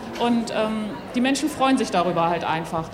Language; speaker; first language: German; native; German